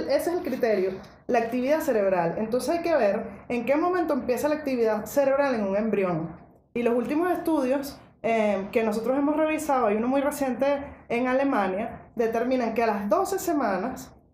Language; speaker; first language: Spanish; native; Spanish